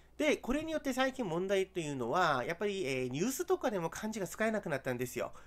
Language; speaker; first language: Japanese; non-native, fluent; Korean